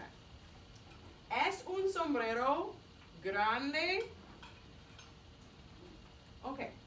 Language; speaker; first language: Spanish; non-native, fluent; English